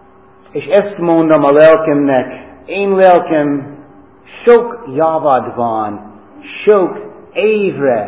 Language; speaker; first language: Hungarian; non-native, fluent; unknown